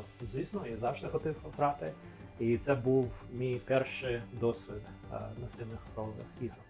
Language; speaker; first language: Ukrainian; non-native, fluent; English